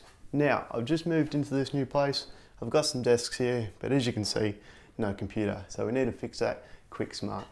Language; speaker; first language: English; native; English